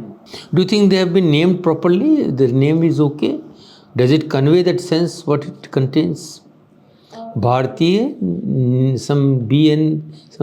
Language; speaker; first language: English; non-native, local second language; Hindi